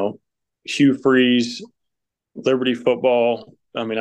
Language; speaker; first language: English; native; English